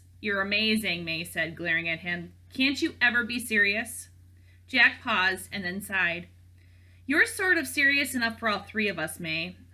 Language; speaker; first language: English; native; English